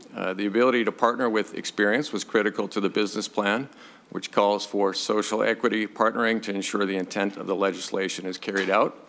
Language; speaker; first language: English; native; English